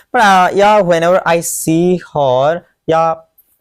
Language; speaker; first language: English; non-native, local second language; Odia